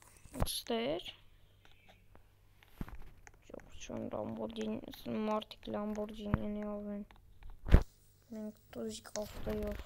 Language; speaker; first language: Armenian; early bilingual, heritage; Armenian